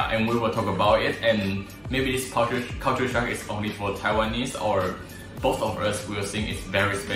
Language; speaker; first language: English; non-native, learner; Chinese